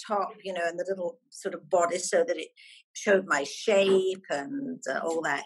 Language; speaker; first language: English; native; English